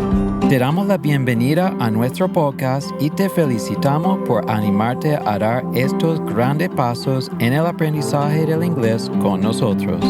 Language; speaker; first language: Spanish; non-native, fluent; English